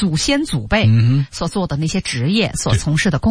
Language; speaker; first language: Chinese; native; Chinese